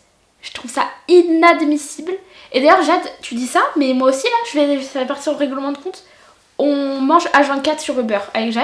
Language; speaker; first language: French; native; French